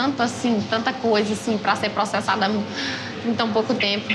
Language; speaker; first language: Portuguese; native; Portuguese